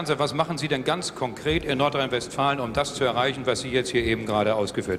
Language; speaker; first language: German; native; German